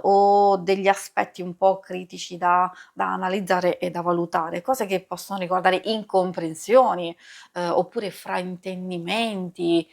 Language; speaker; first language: Italian; native; Italian